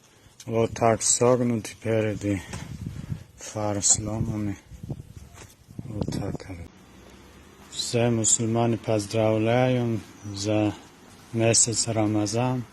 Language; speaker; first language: Russian; non-native, local second language; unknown